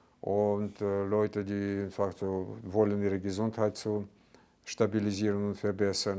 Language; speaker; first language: German; non-native, fluent; Russian